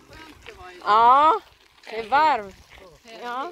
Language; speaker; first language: Swedish; non-native, learner; Cebuano